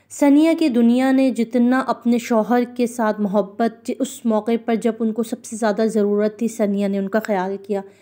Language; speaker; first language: Urdu; non-native, local second language; Punjabi